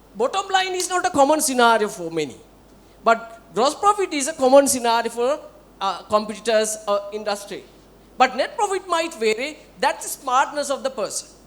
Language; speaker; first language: English; non-native, local second language; Sinhala